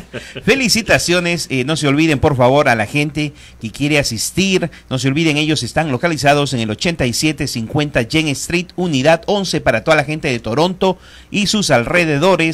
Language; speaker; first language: Spanish; native; Spanish